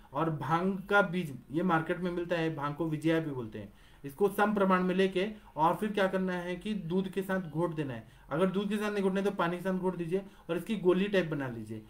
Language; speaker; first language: Hindi; non-native, local second language; Marathi